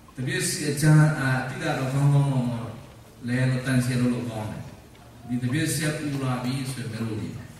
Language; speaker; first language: Burmese; non-native, local second language; Hakha Chin